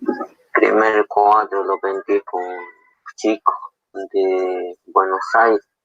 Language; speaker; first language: Spanish; non-native, local second language; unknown